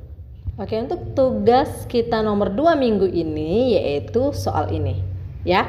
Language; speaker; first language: Indonesian; native; Indonesian